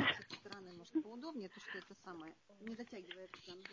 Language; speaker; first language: Russian; native; Russian